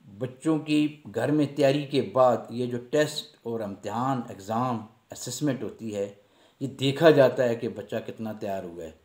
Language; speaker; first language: Urdu; non-native, local second language; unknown